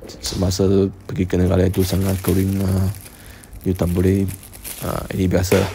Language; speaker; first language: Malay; non-native, local second language; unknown